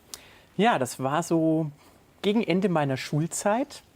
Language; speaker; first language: German; native; German